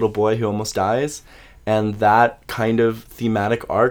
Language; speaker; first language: English; native; English